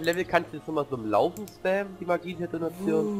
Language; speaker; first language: German; native; German